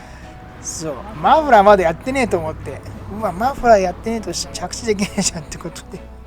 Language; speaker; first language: Japanese; native; Japanese